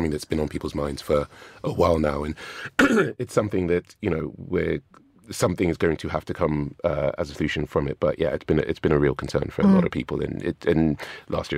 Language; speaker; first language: English; non-native, local second language; Yoruba